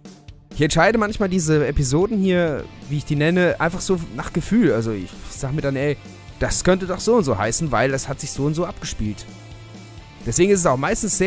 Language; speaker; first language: German; native; German